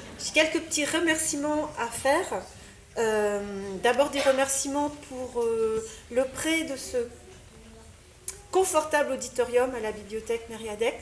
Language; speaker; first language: French; native; French